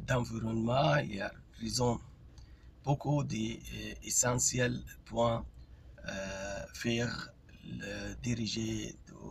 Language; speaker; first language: French; non-native, fluent; Arabic